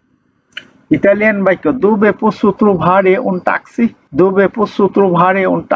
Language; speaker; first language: Italian; non-native, learner; Bangla